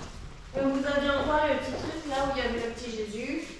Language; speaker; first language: French; native; French